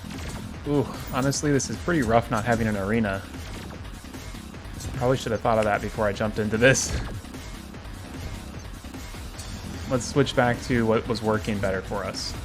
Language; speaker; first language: English; native; English